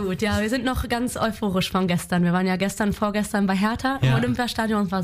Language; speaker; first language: German; native; German